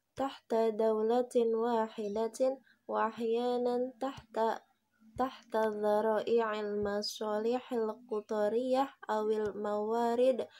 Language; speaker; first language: Arabic; non-native, learner; Indonesian